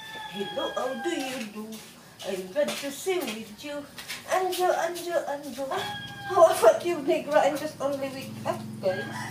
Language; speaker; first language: English; non-native, learner; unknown